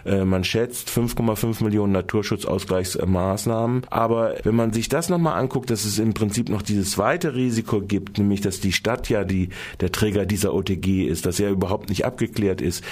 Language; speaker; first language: German; native; German